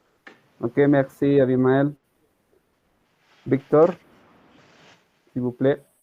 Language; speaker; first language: French; non-native, learner; Spanish